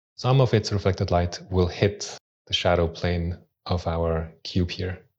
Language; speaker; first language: English; early bilingual, other home language; Swiss German